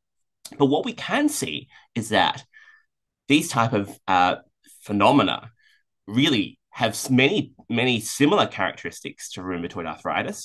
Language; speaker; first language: English; native; English